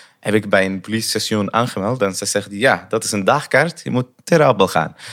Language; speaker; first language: Dutch; non-native, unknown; Arabic